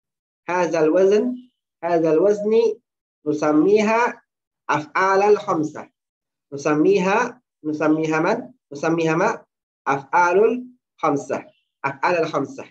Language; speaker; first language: Arabic; non-native, fluent; Indonesian